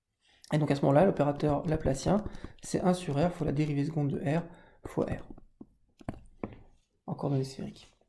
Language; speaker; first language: French; native; French